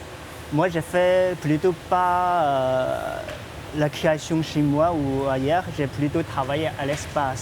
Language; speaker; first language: French; non-native, fluent; Chinese